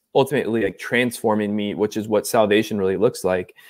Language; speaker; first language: English; native; English